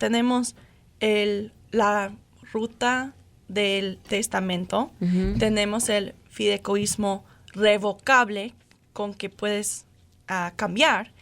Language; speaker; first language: Spanish; non-native, fluent; English